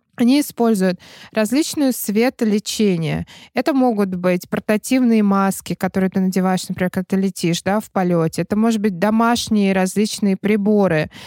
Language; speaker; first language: Russian; native; Russian